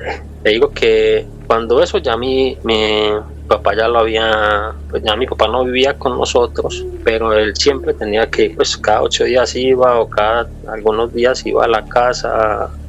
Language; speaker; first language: Spanish; native; Spanish